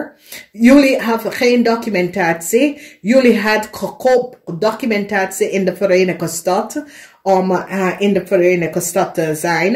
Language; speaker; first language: Dutch; non-native, fluent; English